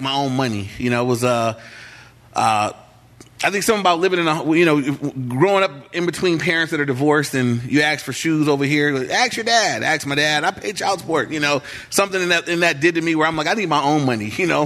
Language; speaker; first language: English; native; English